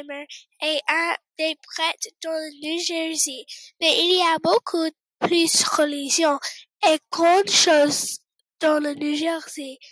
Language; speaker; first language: French; non-native, learner; English